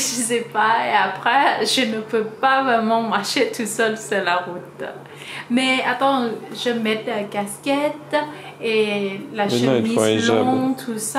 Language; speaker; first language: French; non-native, learner; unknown